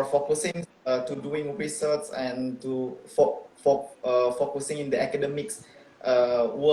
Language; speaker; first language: English; non-native, local second language; Indonesian